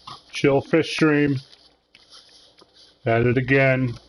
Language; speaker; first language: English; native; English